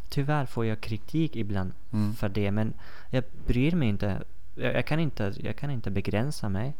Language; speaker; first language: Swedish; non-native, fluent; Persian